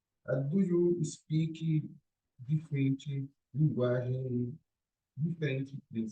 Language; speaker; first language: English; non-native, learner; Portuguese